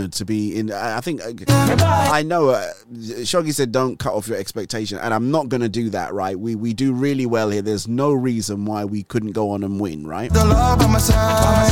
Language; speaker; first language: English; native; English